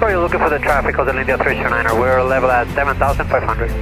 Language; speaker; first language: English; non-native, fluent; Spanish